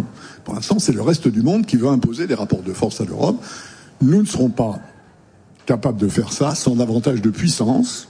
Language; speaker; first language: French; native; French